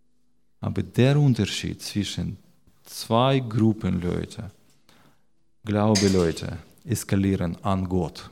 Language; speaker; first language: German; non-native, learner; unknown